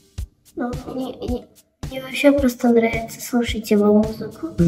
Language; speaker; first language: Russian; early bilingual, heritage; Russian